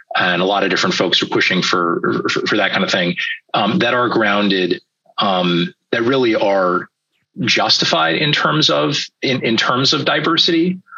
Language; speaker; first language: English; native; English